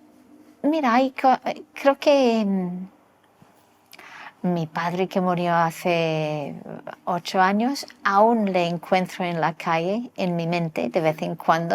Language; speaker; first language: Spanish; non-native, local second language; English